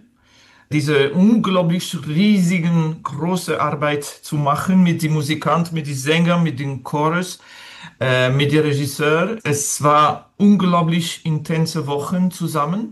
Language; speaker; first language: German; non-native, fluent; French